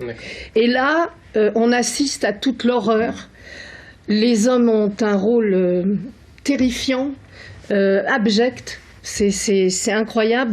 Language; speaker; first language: French; native; French